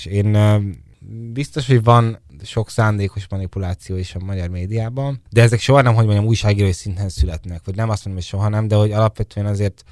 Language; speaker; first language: Hungarian; native; Hungarian